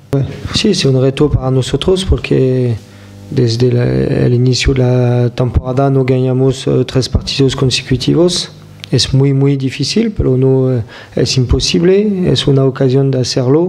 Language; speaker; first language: Spanish; non-native, fluent; French